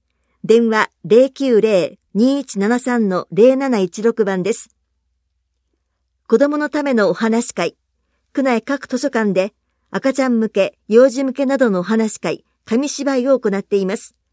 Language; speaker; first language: Japanese; native; Japanese